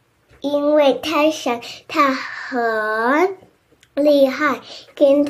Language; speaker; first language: Chinese; early bilingual, heritage; English